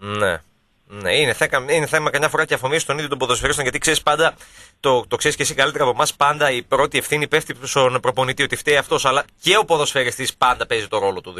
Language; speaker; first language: Greek; native; Greek